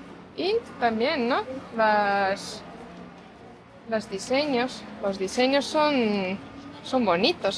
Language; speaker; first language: Spanish; non-native, fluent; Portuguese